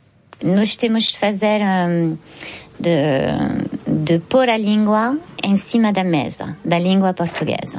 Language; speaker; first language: Portuguese; non-native, fluent; French